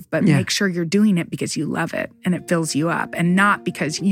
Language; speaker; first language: English; native; English